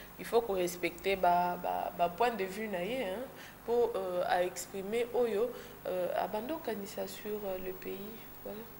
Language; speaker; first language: French; non-native, local second language; Lingala